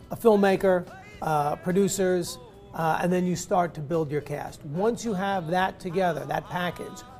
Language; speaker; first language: English; native; English